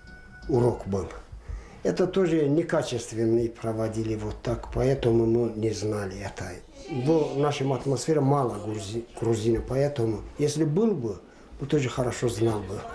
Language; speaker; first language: Russian; non-native, local second language; Azerbaijani